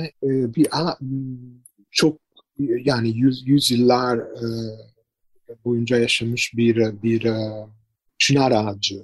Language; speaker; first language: Turkish; non-native, fluent; Italian